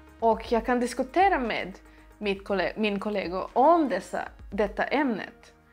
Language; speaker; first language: Swedish; non-native, learner; Portuguese